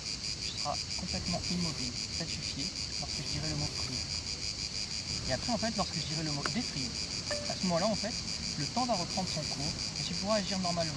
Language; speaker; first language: French; native; French